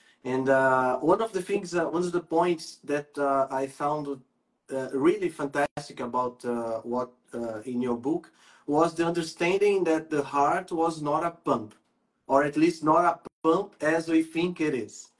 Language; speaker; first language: English; non-native, fluent; Portuguese